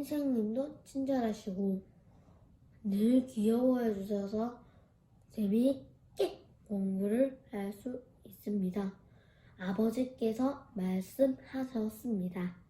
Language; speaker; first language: Korean; early bilingual, heritage; Korean